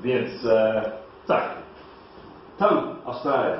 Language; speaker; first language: Polish; non-native, learner; English